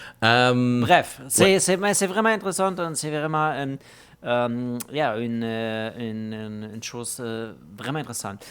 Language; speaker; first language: French; non-native, fluent; German